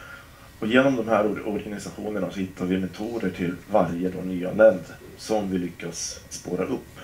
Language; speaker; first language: Swedish; native; Swedish